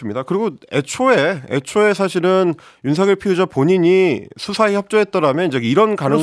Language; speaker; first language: Korean; native; Korean